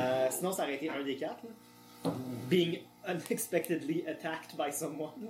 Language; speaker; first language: French; native; French